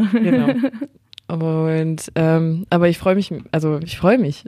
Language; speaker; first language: German; non-native, fluent; French